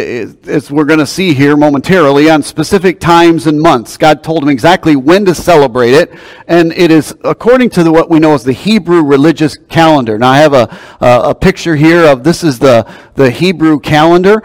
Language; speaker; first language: English; native; English